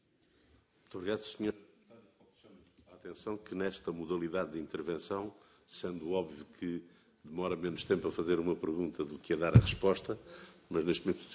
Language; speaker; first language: Portuguese; native; Portuguese